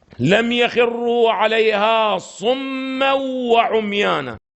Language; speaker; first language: Arabic; native; Arabic